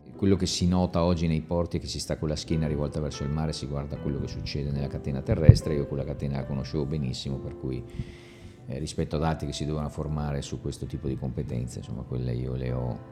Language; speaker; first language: Italian; native; Italian